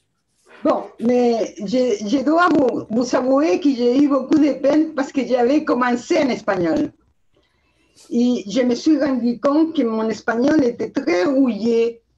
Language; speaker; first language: French; non-native, fluent; Spanish